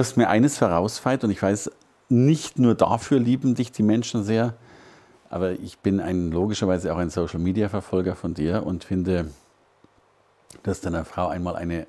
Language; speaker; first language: German; native; German